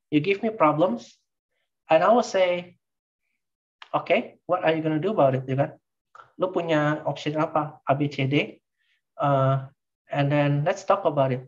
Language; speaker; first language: English; non-native, fluent; Indonesian